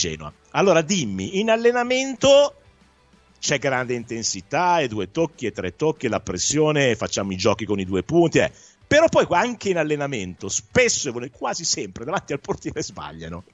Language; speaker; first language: Italian; native; Italian